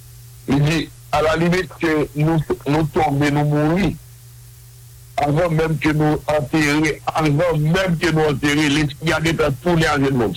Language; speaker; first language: French; non-native, local second language; Haitian Creole